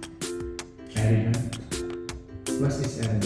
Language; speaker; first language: German; non-native, learner; Indonesian